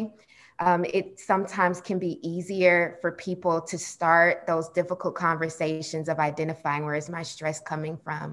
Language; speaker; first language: English; native; English